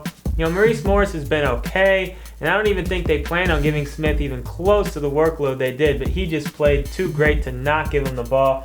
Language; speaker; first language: English; native; English